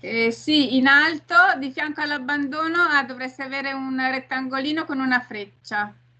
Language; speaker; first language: Italian; native; Italian